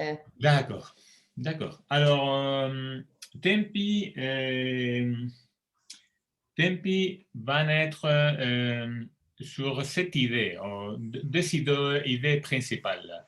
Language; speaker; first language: French; non-native, fluent; Spanish